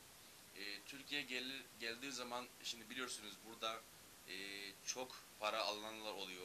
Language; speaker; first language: Turkish; non-native, learner; Urdu